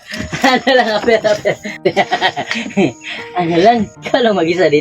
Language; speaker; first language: Filipino; non-native, local second language; Cebuano